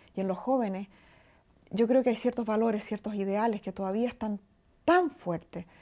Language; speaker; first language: Spanish; native; Spanish